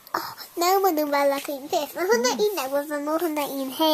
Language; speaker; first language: Welsh; non-native, local second language; English